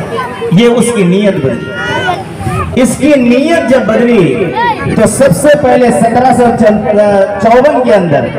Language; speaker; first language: Urdu; native; Urdu